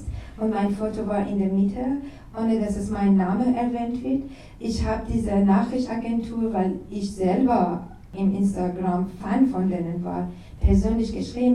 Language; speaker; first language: German; non-native, learner; Persian